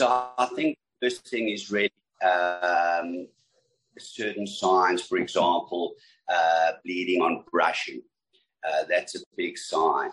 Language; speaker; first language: English; native; English